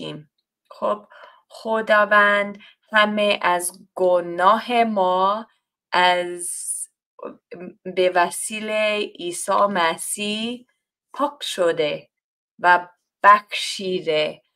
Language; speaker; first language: Persian; non-native, fluent; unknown